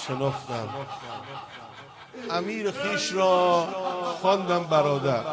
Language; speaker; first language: Persian; native; Persian